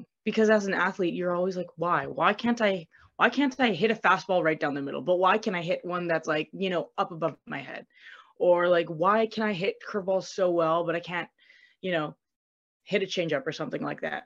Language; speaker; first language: English; native; English